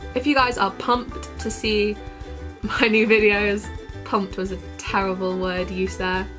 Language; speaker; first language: English; native; English